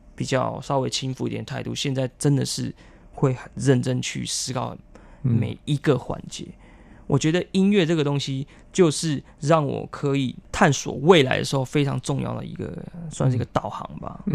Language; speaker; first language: Chinese; non-native, local second language; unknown